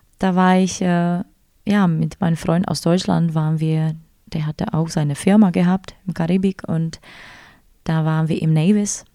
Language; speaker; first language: German; non-native, fluent; Czech